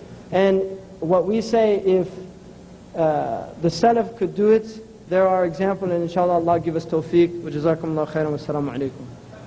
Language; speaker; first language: English; native; English